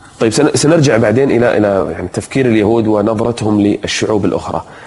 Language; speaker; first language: Arabic; native; Arabic